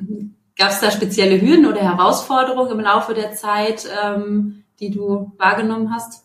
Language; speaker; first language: German; native; German